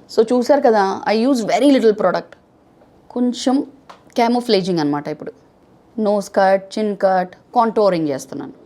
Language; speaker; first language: Telugu; non-native, fluent; Bangla